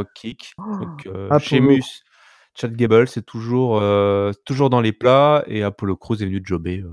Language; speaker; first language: French; native; French